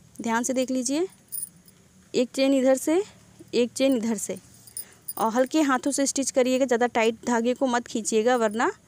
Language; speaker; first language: Hindi; native; Hindi